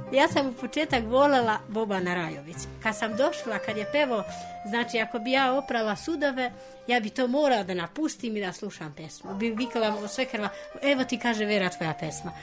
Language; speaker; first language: Serbian; non-native, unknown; Albanian